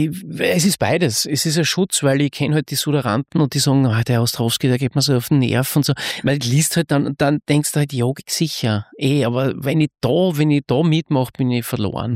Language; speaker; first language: German; native; German